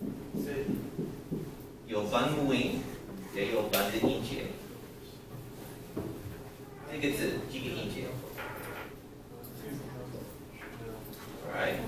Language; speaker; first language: Chinese; non-native, learner; English